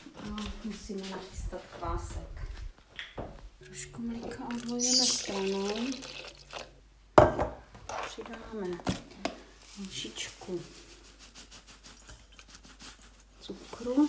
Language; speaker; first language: Czech; native; Czech